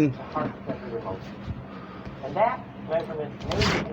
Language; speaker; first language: English; native; English